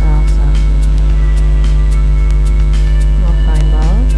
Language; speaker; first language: German; non-native, learner; English